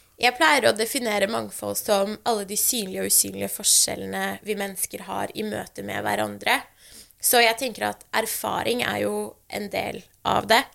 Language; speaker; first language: Norwegian; early bilingual, other home language; Persian